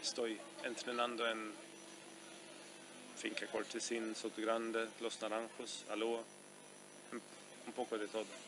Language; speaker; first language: Spanish; non-native, fluent; Swedish